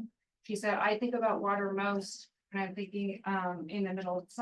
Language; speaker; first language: English; native; English